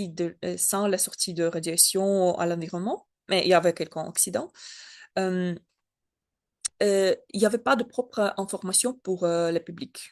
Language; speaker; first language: French; non-native, learner; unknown